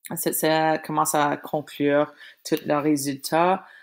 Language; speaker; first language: French; native; French